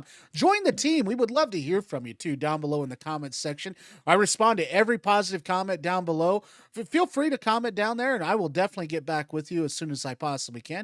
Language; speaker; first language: English; native; English